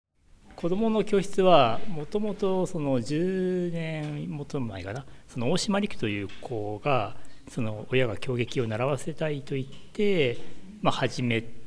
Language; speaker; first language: Japanese; native; Japanese